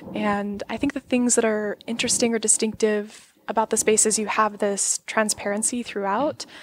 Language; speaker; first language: English; native; English